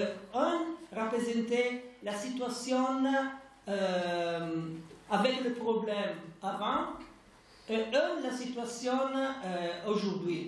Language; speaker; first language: French; non-native, fluent; Italian